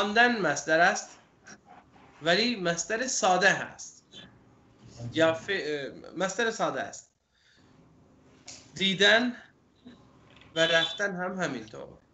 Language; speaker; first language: Persian; non-native, fluent; Urdu